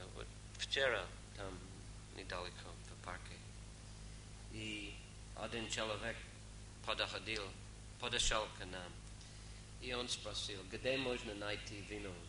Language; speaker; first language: Russian; non-native, fluent; English